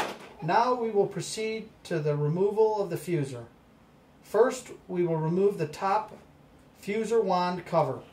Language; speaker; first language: English; native; English